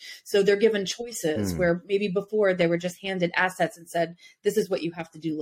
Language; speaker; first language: English; native; English